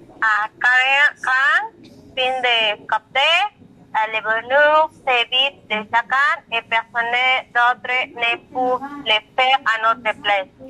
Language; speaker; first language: French; non-native, learner; Spanish